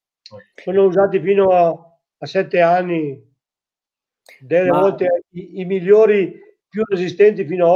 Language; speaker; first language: Italian; native; Italian